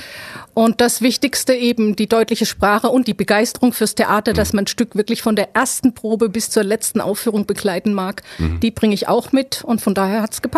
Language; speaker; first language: German; native; German